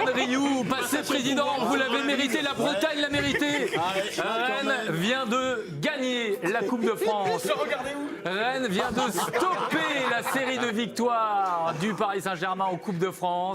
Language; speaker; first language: French; native; French